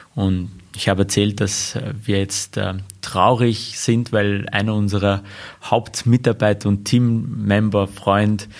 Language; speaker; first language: German; early bilingual, other home language; Armenian